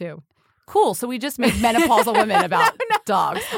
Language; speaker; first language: English; native; English